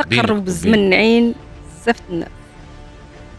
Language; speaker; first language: Arabic; native; Arabic